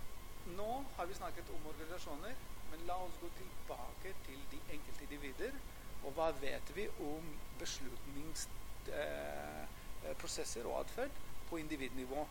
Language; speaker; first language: Norwegian; non-native, fluent; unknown